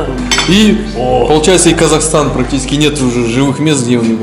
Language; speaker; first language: Russian; native; Russian